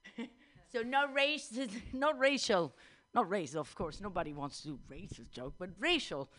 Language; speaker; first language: English; non-native, fluent; Italian